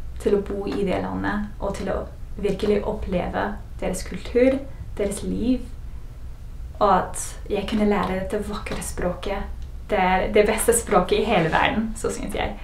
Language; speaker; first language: Norwegian; non-native, fluent; English